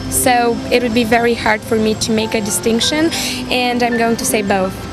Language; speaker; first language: English; non-native, fluent; Romanian